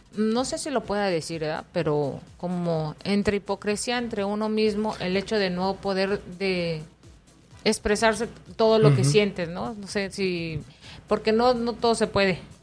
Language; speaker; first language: Spanish; native; Spanish